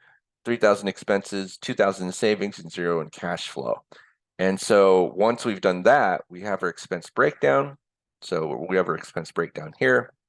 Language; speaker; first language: English; early bilingual, other home language; Korean